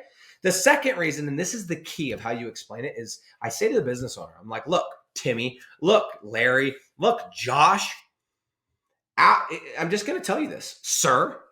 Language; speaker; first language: English; native; English